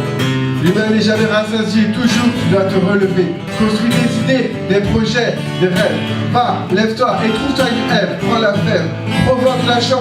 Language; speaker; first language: French; native; French